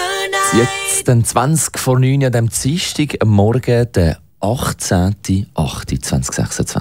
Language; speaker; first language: German; native; German